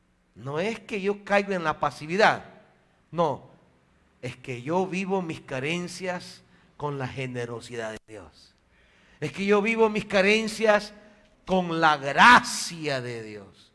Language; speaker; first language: Spanish; native; Spanish